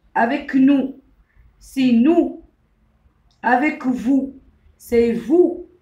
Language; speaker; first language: French; non-native, local second language; Arabic